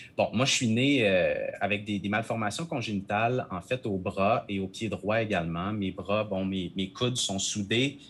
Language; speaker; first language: French; native; French